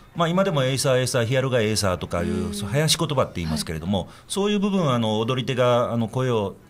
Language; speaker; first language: Japanese; native; Japanese